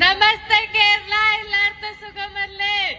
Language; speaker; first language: Malayalam; non-native, learner; Hindi